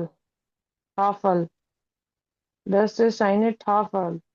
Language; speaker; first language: German; non-native, learner; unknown